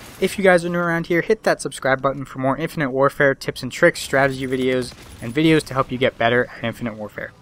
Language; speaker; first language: English; native; English